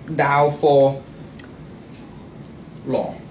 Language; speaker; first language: English; non-native, learner; Thai